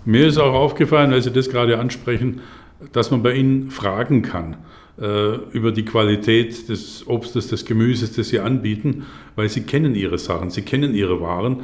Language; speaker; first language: German; native; German